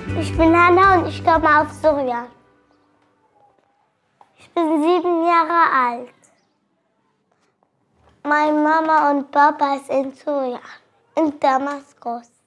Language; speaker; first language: German; early bilingual, other home language; Arabic